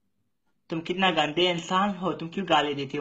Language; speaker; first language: Hindi; non-native, learner; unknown